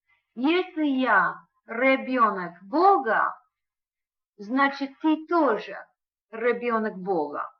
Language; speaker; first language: Russian; non-native, learner; English